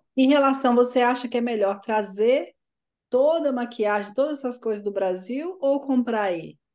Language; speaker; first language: Portuguese; native; Portuguese